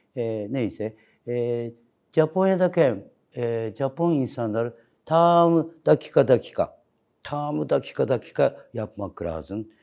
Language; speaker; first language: Turkish; non-native, learner; Japanese